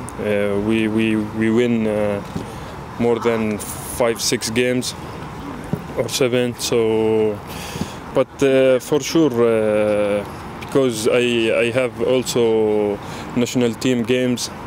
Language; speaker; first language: English; non-native, learner; Arabic